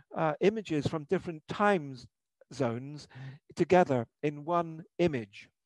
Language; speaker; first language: English; native; English